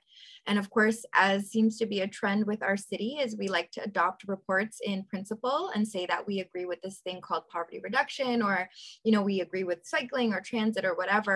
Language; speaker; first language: English; native; English